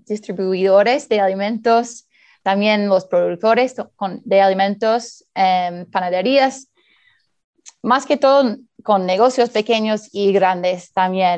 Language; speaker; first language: Spanish; early bilingual, heritage; Spanish